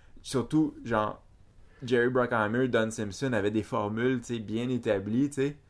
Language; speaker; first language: French; native; French